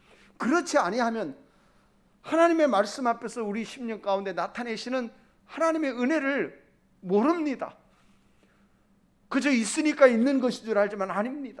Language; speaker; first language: Korean; native; Korean